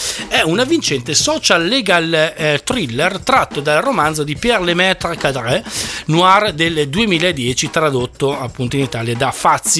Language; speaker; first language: Italian; native; Italian